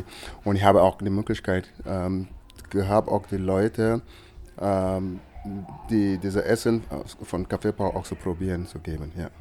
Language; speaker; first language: German; non-native, fluent; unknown